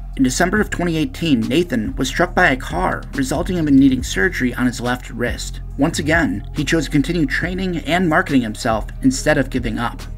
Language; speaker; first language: English; native; English